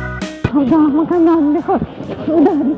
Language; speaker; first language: Indonesian; non-native, learner; Russian